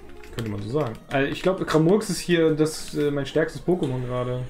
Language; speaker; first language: German; native; German